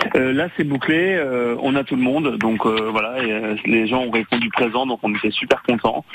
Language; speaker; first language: French; native; French